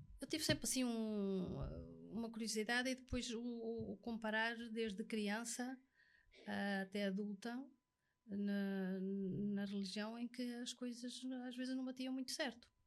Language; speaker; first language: Portuguese; native; Portuguese